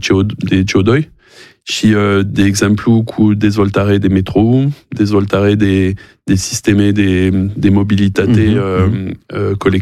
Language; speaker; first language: Romanian; non-native, learner; French